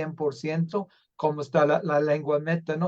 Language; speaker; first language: Spanish; non-native, fluent; English